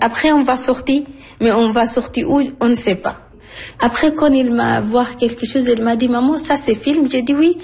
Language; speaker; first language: French; non-native, learner; Arabic